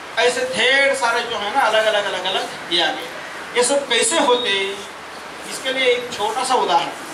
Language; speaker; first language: Hindi; non-native, local second language; Marathi